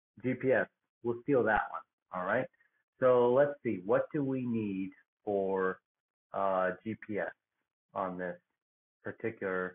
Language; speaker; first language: English; native; English